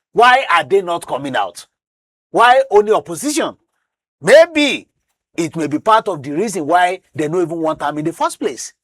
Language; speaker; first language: Nigerian Pidgin; native; Nigerian Pidgin